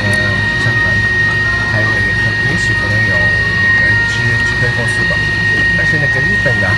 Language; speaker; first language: Chinese; non-native, fluent; Japanese